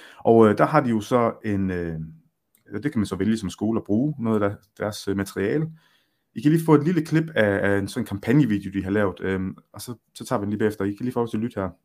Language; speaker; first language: Danish; early bilingual, other home language; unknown